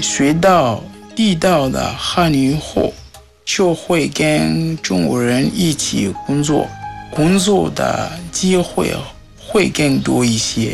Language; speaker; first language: Chinese; non-native, fluent; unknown